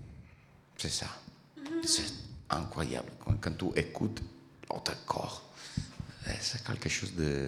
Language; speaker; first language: French; non-native, learner; Italian